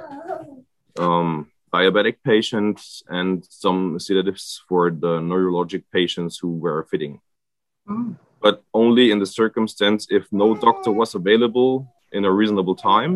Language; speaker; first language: English; non-native, fluent; German